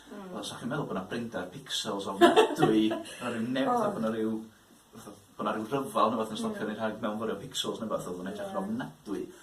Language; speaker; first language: Welsh; native; Welsh